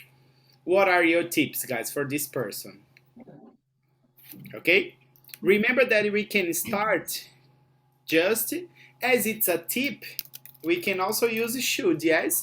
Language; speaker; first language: English; non-native, fluent; Portuguese